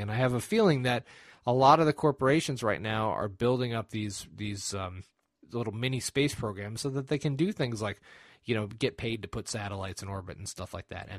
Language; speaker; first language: English; native; English